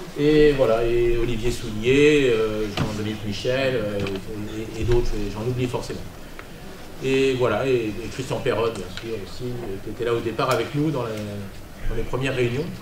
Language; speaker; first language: French; native; French